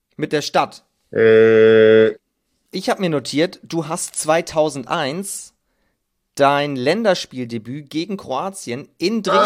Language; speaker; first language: German; native; German